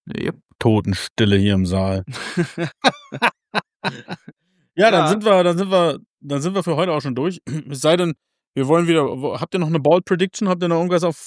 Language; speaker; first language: German; native; German